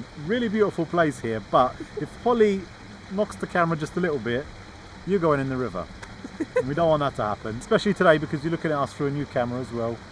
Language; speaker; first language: English; native; English